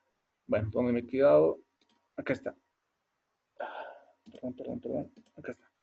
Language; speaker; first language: Spanish; native; Spanish